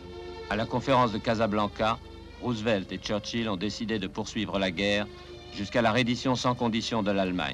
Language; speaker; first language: French; native; French